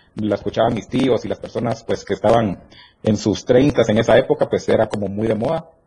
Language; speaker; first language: Spanish; native; Spanish